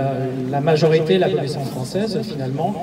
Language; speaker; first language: French; native; French